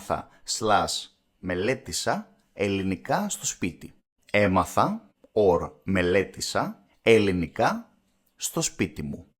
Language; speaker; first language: Greek; non-native, learner; English